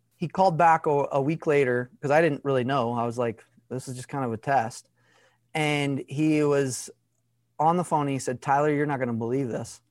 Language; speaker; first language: English; native; English